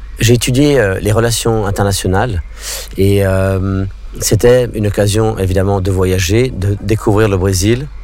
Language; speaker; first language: French; non-native, local second language; English